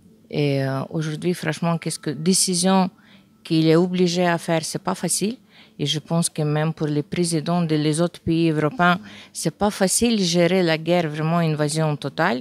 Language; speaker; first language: French; non-native, fluent; Ukrainian